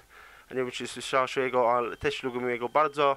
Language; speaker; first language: Polish; early bilingual, heritage; English